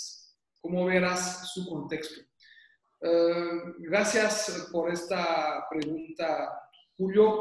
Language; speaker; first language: Spanish; non-native, fluent; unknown